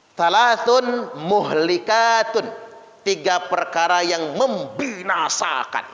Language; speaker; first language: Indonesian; non-native, local second language; Malay